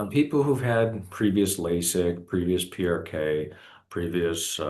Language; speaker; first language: English; native; English